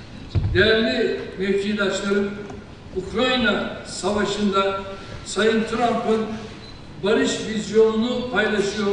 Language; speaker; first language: Turkish; native; Turkish